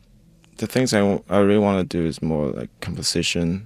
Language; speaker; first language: English; non-native, learner; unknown